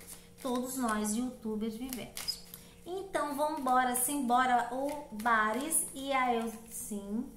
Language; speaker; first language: Portuguese; native; Portuguese